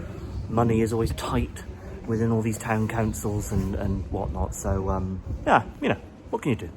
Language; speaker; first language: English; native; English